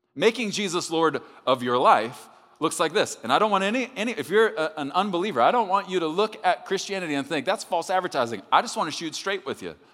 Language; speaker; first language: English; native; English